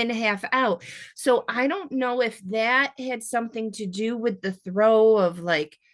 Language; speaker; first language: English; native; English